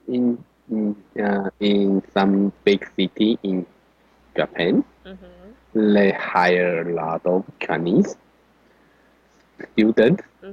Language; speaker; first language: English; non-native, learner; Chinese